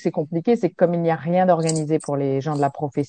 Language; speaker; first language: French; native; French